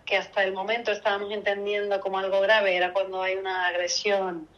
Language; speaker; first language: Spanish; native; Spanish